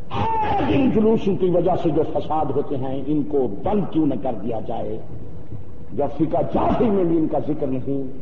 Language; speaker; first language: Urdu; non-native, local second language; Saraiki